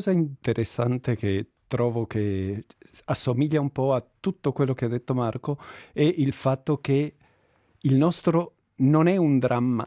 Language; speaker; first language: Italian; non-native, fluent; Spanish